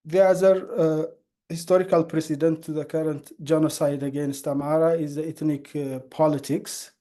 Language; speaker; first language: English; non-native, local second language; Amharic